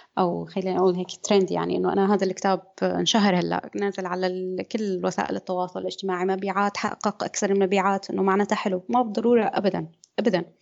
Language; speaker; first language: Arabic; native; Arabic